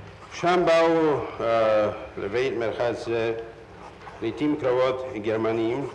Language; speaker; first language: Hebrew; non-native, fluent; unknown